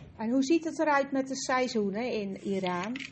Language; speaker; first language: Dutch; native; Dutch